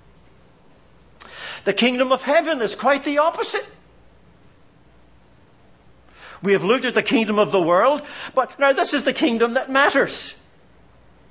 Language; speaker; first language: English; native; English